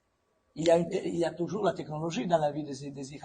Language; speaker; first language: French; non-native, fluent; Italian